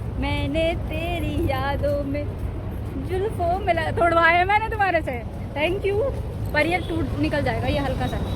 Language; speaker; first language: Hindi; native; Hindi